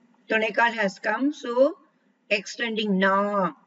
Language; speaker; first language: English; non-native, local second language; Tamil